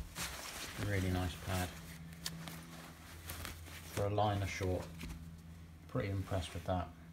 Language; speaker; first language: English; native; English